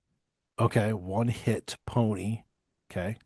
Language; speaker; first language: English; native; English